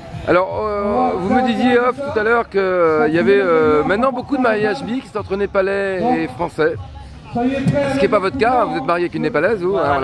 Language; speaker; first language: French; native; French